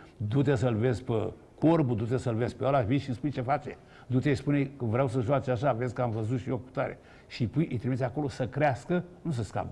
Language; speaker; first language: Romanian; native; Romanian